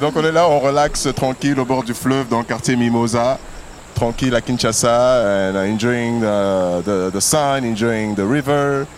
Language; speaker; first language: French; non-native, local second language; Lingala